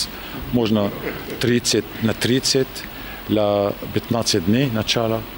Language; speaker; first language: Russian; non-native, learner; Arabic